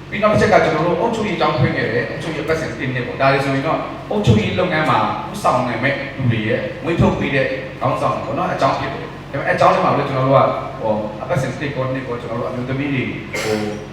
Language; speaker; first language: Burmese; non-native, local second language; Shwe Palaung